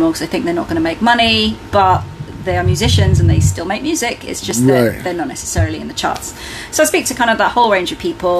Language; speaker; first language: English; native; English